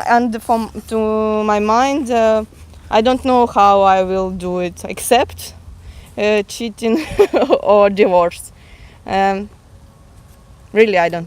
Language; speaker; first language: English; non-native, fluent; Russian